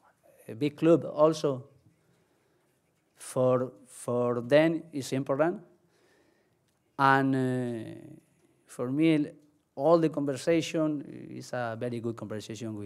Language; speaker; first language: English; non-native, learner; Spanish